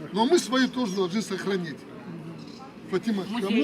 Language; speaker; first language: Russian; non-native, local second language; Karachay-Balkar